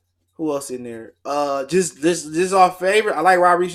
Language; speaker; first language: English; native; English